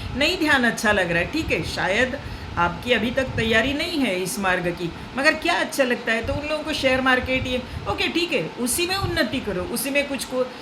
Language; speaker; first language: Hindi; non-native, local second language; Marathi